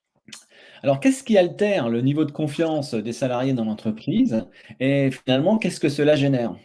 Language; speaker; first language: French; native; French